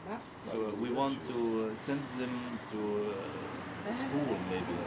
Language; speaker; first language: English; non-native, learner; Arabic